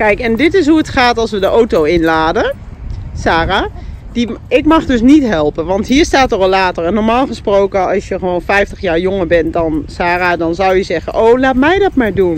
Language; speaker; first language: Dutch; native; Dutch